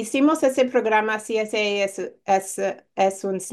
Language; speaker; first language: Spanish; non-native, fluent; English